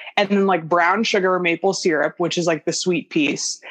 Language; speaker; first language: English; native; English